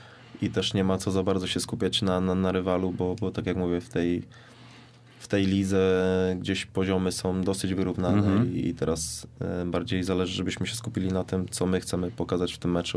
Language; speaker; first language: Polish; native; Polish